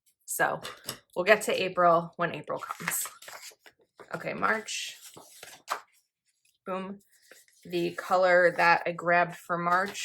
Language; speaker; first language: English; native; English